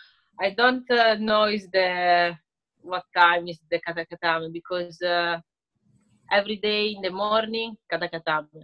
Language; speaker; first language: English; non-native, learner; Italian